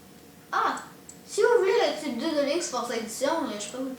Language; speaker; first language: French; native; French